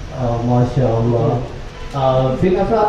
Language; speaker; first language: Arabic; non-native, learner; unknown